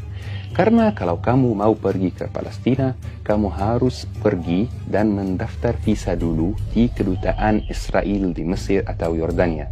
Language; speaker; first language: Indonesian; non-native, fluent; Arabic